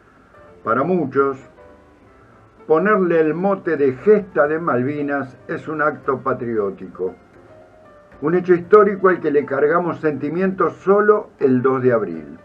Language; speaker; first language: Spanish; native; Spanish